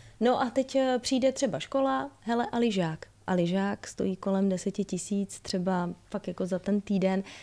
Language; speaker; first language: Czech; native; Czech